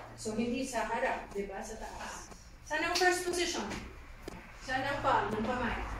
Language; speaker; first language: Filipino; native; Filipino